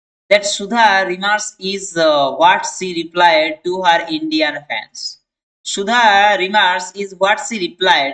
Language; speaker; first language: English; non-native, local second language; Bangla